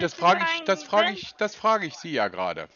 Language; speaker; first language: German; native; German